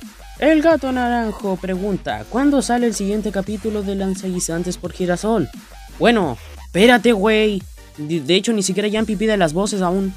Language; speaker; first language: Spanish; native; Spanish